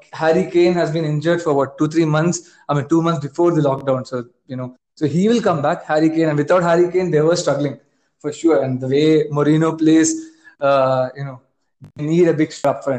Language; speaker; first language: English; non-native, local second language; Malayalam